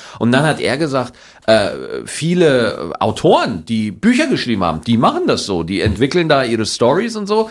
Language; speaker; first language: German; native; German